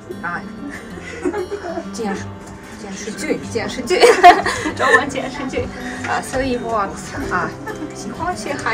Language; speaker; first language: Chinese; non-native, learner; Russian